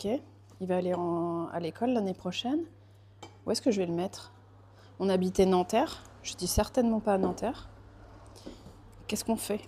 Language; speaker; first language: French; native; French